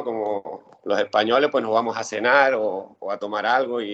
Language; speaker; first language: Spanish; native; Spanish